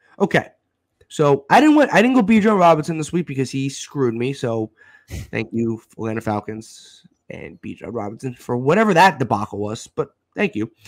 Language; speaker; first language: English; native; English